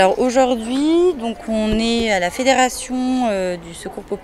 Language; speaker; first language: French; native; French